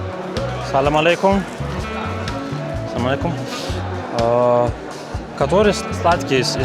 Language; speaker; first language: Russian; non-native, learner; Lithuanian